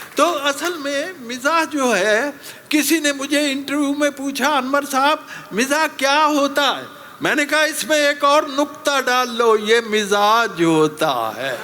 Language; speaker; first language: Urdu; non-native, local second language; Punjabi